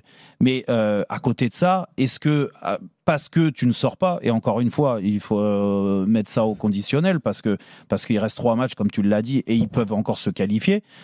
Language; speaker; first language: French; native; French